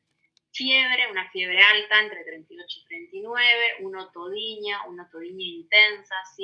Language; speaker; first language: Spanish; native; Spanish